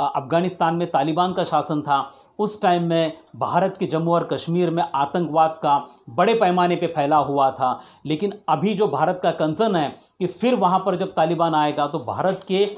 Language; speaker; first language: Hindi; non-native, local second language; Marathi